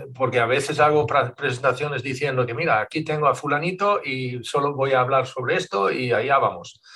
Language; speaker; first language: Spanish; non-native, fluent; Swedish